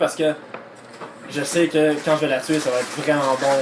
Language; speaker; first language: French; native; French